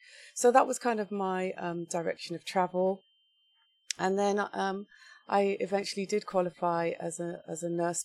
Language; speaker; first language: English; native; English